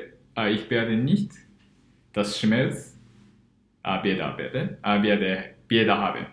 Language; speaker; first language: German; non-native, learner; Japanese